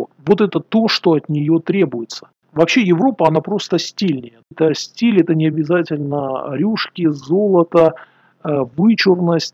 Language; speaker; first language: Russian; native; Russian